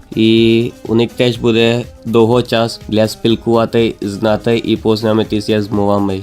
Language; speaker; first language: Ukrainian; non-native, learner; Gujarati